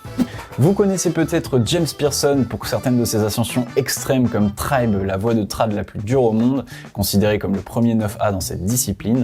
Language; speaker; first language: French; native; French